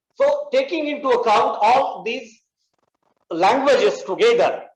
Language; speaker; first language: English; non-native, local second language; Marathi